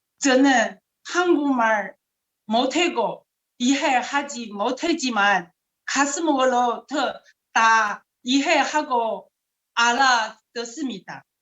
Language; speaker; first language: Korean; non-native, learner; Chinese